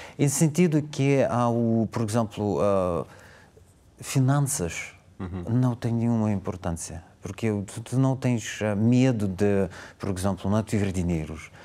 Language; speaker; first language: Portuguese; non-native, learner; Russian